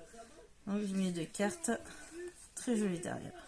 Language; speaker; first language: French; native; French